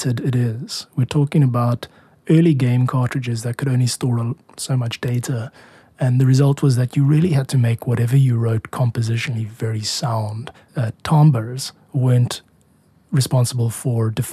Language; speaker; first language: English; native; English